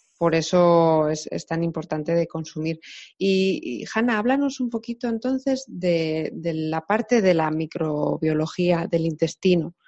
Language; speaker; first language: Spanish; native; Spanish